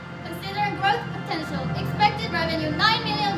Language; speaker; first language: English; non-native, learner; Korean